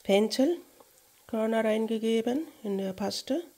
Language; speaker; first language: German; non-native, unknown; Bangla